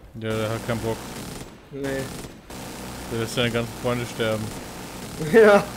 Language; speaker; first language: German; native; German